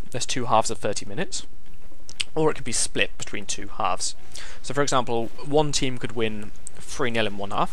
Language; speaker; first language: English; native; English